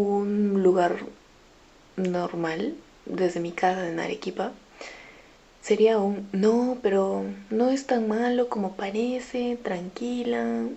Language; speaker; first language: Spanish; native; Spanish